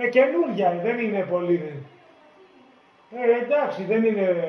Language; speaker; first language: Greek; native; Greek